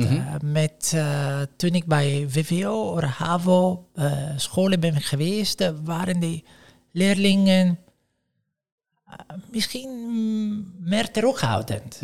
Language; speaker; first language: Dutch; non-native, fluent; Italian